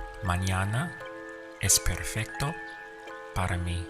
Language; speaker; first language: Spanish; non-native, fluent; English